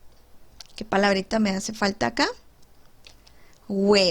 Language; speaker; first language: Spanish; native; Spanish